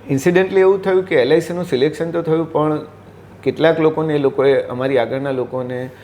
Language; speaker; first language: Gujarati; native; Gujarati